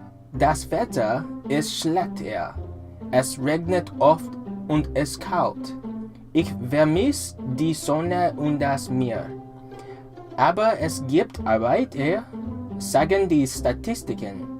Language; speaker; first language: German; non-native, learner; English